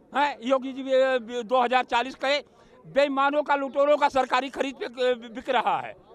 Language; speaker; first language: Hindi; native; Hindi